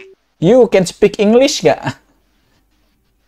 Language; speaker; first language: English; non-native, learner; Indonesian